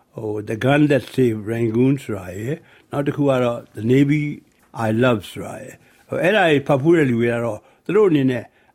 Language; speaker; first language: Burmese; native; Burmese